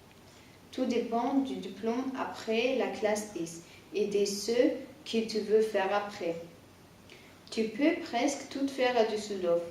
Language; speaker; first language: French; non-native, learner; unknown